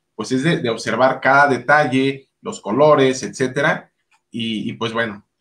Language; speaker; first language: Spanish; native; Spanish